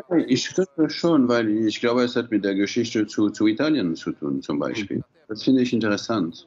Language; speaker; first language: German; non-native, fluent; French